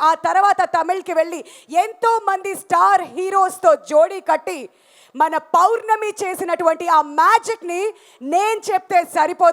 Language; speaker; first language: Telugu; native; Telugu